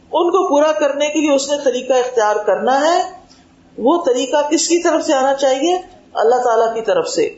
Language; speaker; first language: Urdu; native; Urdu